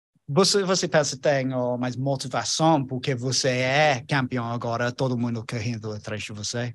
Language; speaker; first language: Portuguese; non-native, learner; English